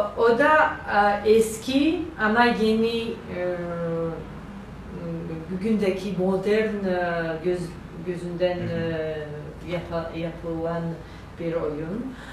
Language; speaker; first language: Turkish; non-native, learner; Georgian